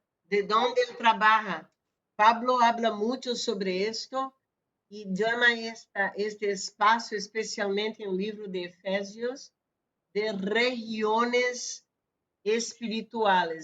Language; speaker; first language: Spanish; non-native, fluent; Portuguese